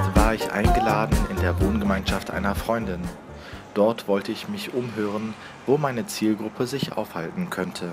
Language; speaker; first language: German; early bilingual, other home language; Turkish